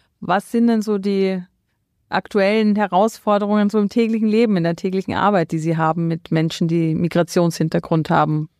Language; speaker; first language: German; native; German